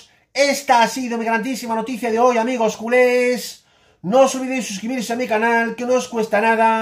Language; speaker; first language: Spanish; native; Spanish